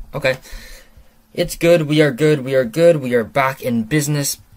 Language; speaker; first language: English; native; English